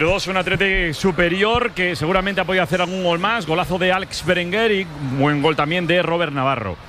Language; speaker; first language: Spanish; native; Spanish